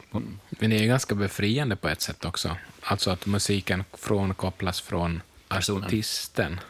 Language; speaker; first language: Swedish; native; Swedish